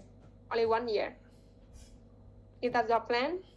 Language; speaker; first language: English; non-native, fluent; Vietnamese